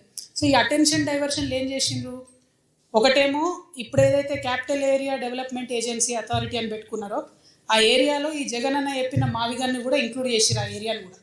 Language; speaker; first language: Telugu; native; Telugu